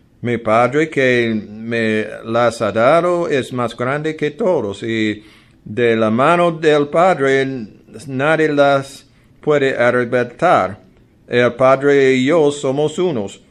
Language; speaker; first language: Spanish; non-native, learner; English